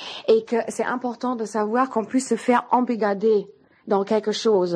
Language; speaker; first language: French; non-native, fluent; German